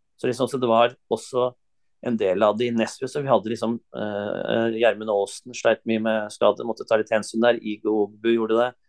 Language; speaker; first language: Norwegian; native; Norwegian